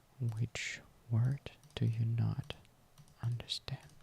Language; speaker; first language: English; non-native, fluent; Russian